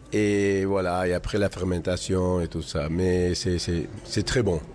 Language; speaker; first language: French; non-native, fluent; Spanish